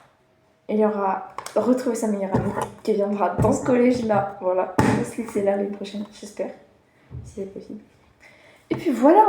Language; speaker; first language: French; native; French